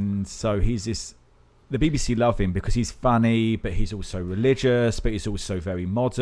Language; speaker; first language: English; native; English